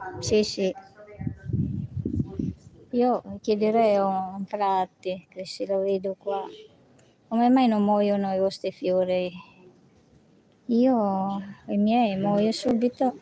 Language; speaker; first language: Italian; non-native, learner; Filipino